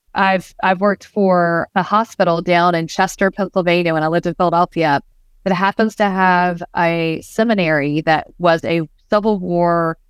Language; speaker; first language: English; native; English